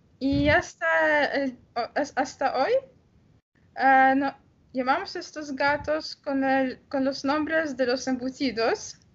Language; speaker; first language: Spanish; non-native, learner; Polish